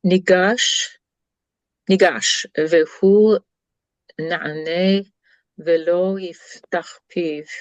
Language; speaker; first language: Hebrew; non-native, learner; English